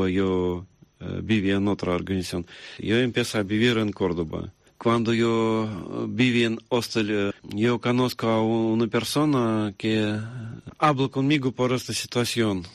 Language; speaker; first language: Spanish; non-native, learner; Russian